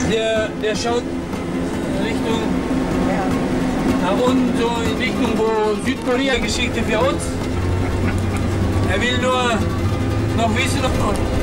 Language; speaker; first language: German; non-native, fluent; Spanish